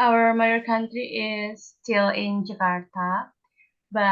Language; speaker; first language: English; non-native, learner; Indonesian